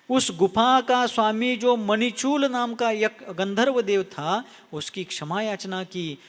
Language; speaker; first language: Hindi; non-native, local second language; Marathi